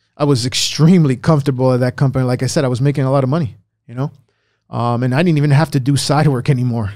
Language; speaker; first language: English; early bilingual, other home language; Spanish